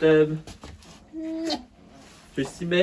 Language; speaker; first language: Korean; non-native, learner; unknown